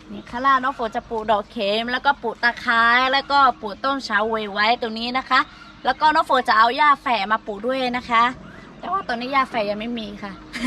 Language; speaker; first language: Thai; non-native, local second language; Lahu